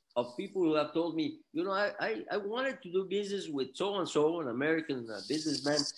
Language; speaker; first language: English; non-native, fluent; Spanish